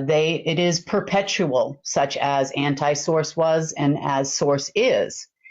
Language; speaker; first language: English; native; English